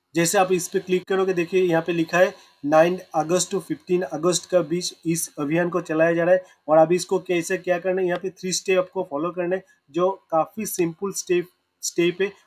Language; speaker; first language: Hindi; non-native, local second language; Assamese